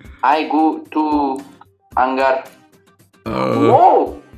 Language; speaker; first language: English; non-native, learner; Kazakh